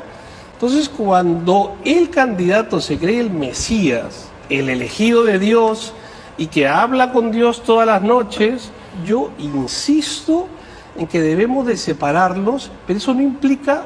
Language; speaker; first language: Spanish; native; Spanish